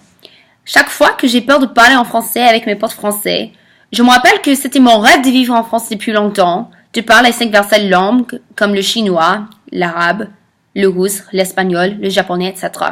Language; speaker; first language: French; non-native, fluent; English